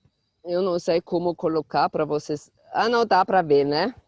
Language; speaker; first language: Portuguese; non-native, fluent; German